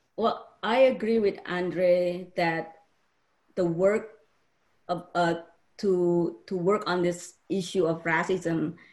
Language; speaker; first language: English; non-native, fluent; Indonesian